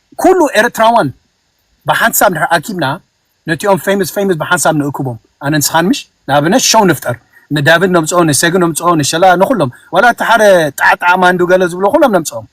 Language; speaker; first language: Tigrinya; early bilingual, heritage; Tigrinya